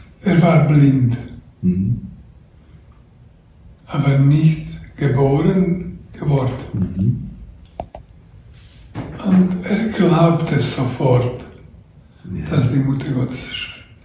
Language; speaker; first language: German; non-native, learner; Croatian